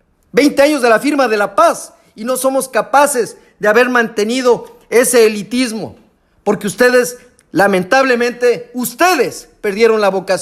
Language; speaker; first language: Spanish; native; Spanish